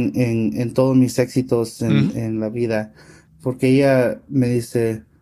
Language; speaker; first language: Spanish; early bilingual, heritage; Spanish